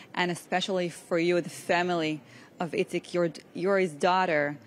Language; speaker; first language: English; non-native, fluent; Hebrew